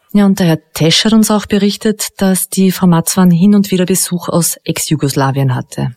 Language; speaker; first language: German; native; German